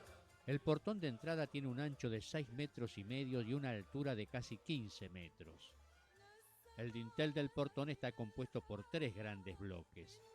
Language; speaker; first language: Spanish; native; Spanish